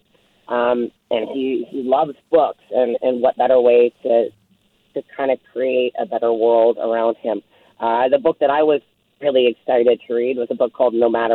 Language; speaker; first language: English; native; English